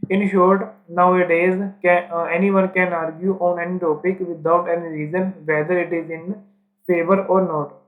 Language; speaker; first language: English; non-native, local second language; Punjabi